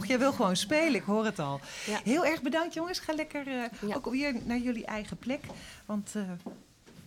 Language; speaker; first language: Dutch; native; Dutch